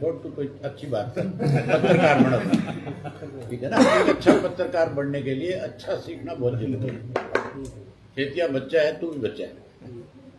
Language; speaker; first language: Hindi; native; Hindi